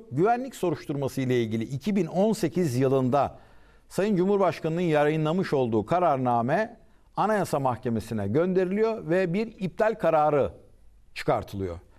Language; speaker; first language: Turkish; native; Turkish